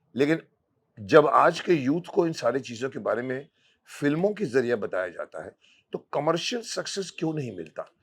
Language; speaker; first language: Hindi; native; Hindi